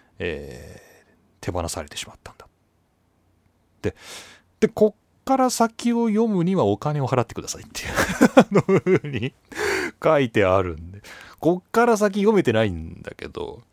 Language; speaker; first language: Japanese; native; Japanese